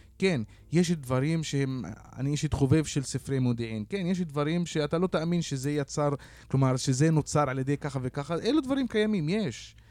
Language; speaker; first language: Hebrew; non-native, local second language; Arabic